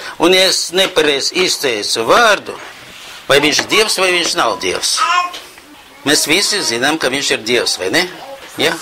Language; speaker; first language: Latvian; non-native, local second language; Russian